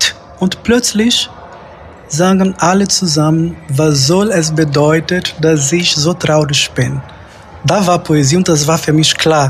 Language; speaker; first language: German; non-native, fluent; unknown